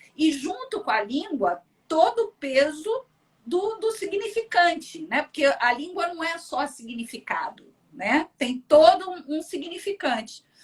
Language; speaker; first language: Portuguese; early bilingual, other home language; Spanish